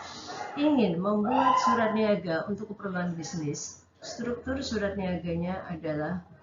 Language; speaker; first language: Indonesian; native; Indonesian